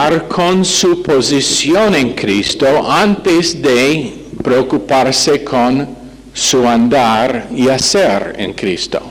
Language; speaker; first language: Spanish; non-native, fluent; English